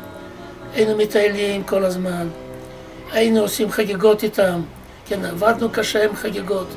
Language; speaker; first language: Hebrew; non-native, fluent; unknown